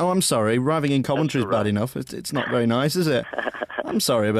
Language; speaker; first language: English; native; English